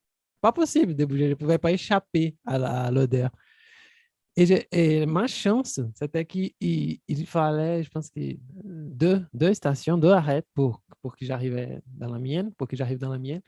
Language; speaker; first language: French; non-native, fluent; Portuguese